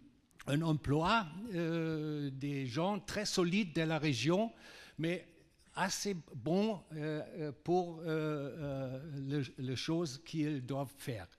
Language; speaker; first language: French; non-native, fluent; German